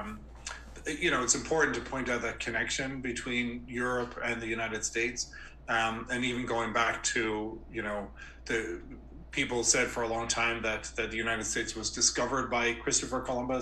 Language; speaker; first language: English; native; English